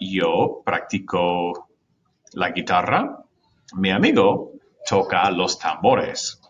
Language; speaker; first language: Spanish; non-native, fluent; English